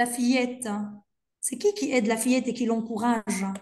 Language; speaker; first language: French; non-native, local second language; Arabic